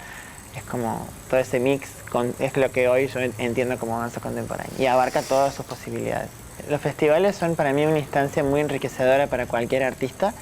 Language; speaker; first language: Spanish; native; Spanish